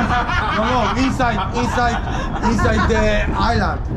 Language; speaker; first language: English; non-native, learner; Polish